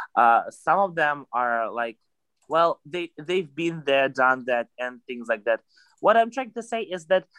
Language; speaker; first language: English; non-native, fluent; Russian